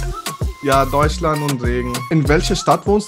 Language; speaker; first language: German; non-native, fluent; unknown